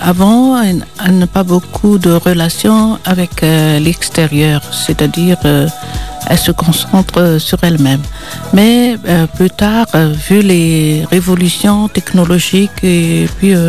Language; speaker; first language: French; non-native, local second language; Malagasy